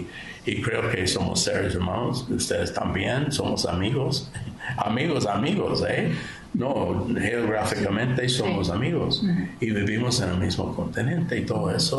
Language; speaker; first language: Spanish; non-native, fluent; English